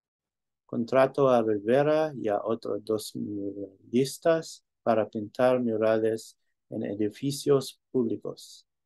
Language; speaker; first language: Spanish; non-native, learner; English